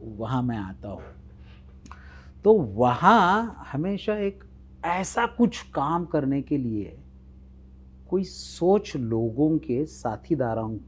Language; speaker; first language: Hindi; non-native, local second language; Marathi